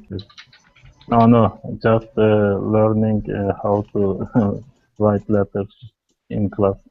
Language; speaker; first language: English; non-native, learner; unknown